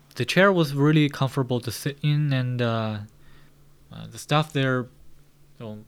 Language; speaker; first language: English; non-native, fluent; Chinese